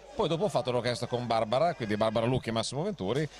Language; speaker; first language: Italian; native; Italian